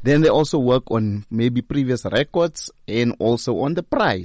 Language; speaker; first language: English; non-native, local second language; Afrikaans